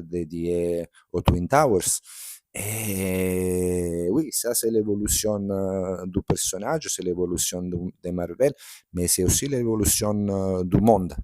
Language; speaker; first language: French; non-native, fluent; Italian